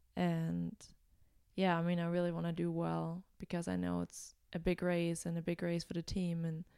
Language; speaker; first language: English; non-native, fluent; German